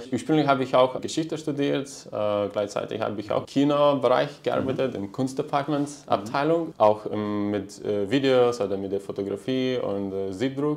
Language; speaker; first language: German; non-native, fluent; Lithuanian